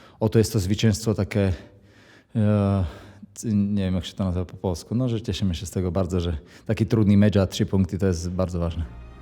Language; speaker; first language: Polish; non-native, fluent; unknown